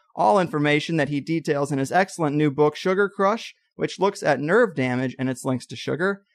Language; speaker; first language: English; native; English